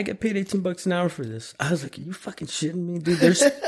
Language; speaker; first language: English; early bilingual, other home language; Spanish